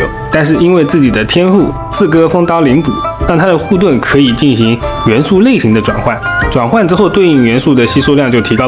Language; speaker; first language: Chinese; native; Chinese